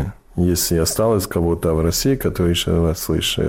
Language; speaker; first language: Russian; non-native, fluent; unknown